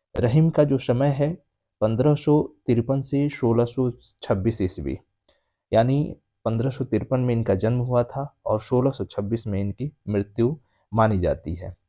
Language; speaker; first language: Hindi; native; Hindi